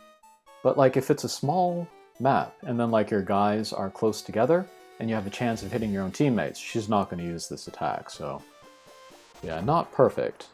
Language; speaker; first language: English; native; English